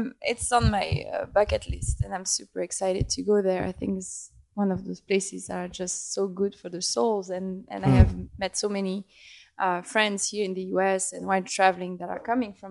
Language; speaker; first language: English; non-native, fluent; French